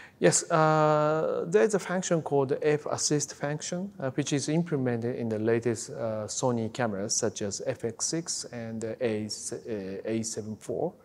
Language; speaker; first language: English; non-native, fluent; Japanese